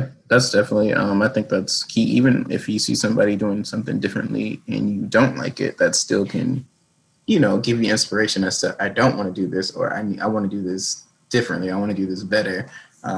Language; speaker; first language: English; native; English